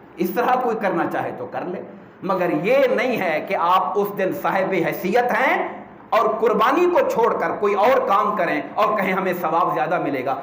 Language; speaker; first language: Urdu; native; Urdu